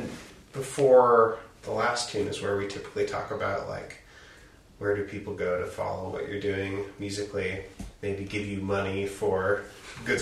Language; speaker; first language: English; native; English